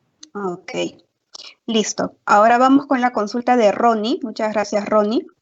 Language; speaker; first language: Spanish; native; Spanish